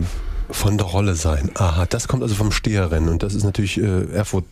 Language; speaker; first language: German; native; German